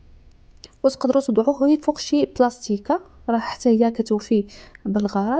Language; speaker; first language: Arabic; native; Arabic